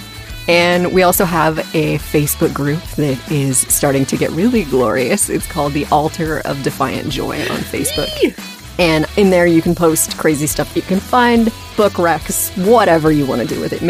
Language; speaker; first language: English; native; English